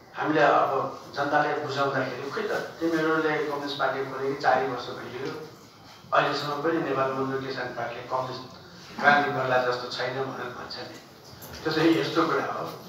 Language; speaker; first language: Nepali; non-native, local second language; Newari